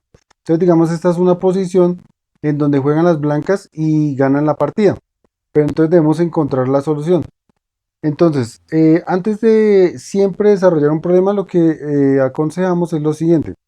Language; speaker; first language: Spanish; native; Spanish